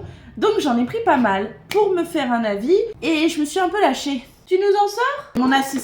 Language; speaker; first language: French; native; French